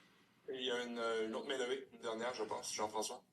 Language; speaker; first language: French; native; French